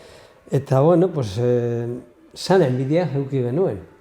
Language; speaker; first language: Basque; non-native, local second language; Spanish